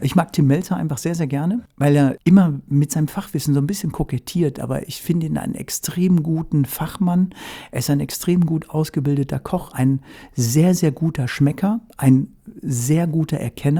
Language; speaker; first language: German; native; German